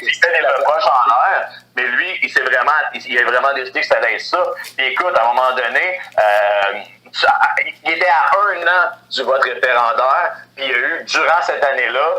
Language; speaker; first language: French; native; French